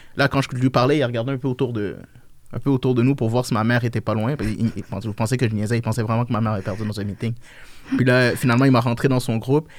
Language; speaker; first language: French; early bilingual, other home language; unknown